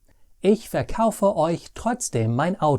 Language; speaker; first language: German; non-native, fluent; English